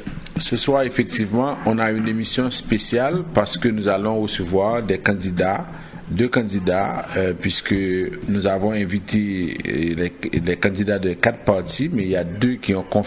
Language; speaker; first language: French; native; French